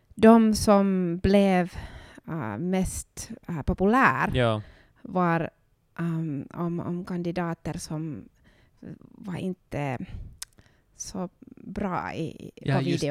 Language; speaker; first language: Swedish; non-native, local second language; Finnish